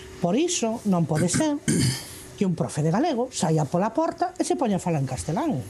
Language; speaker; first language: Galician; non-native, local second language; Spanish